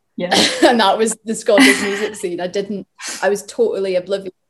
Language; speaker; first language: English; native; English